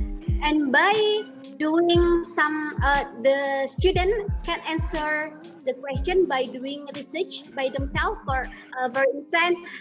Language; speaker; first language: English; non-native, learner; Indonesian